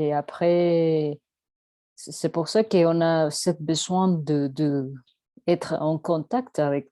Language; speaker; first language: French; non-native, learner; Spanish